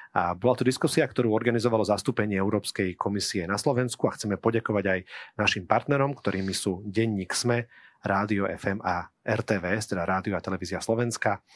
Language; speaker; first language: Slovak; native; Slovak